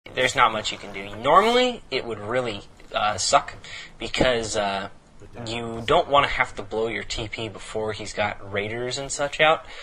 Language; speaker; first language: English; native; English